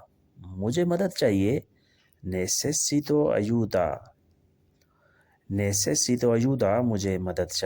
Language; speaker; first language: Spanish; non-native, learner; Urdu